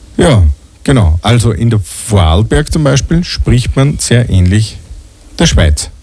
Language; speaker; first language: German; native; German